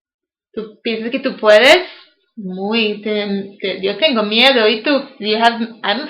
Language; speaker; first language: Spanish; non-native, learner; English